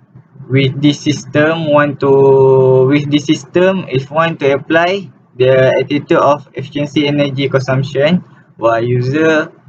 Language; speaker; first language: English; non-native, local second language; Malay